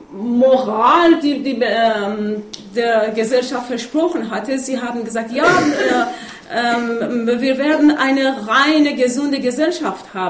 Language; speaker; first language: German; non-native, fluent; Persian